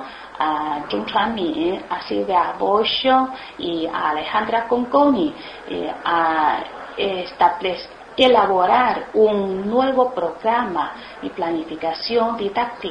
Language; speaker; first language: Spanish; non-native, learner; Chinese